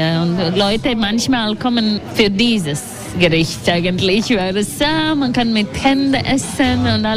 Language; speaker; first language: German; non-native, learner; Latvian